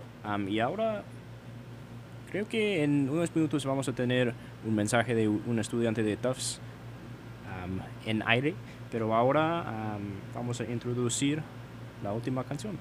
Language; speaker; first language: Spanish; non-native, learner; English